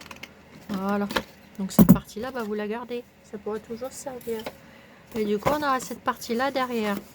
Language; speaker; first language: French; native; French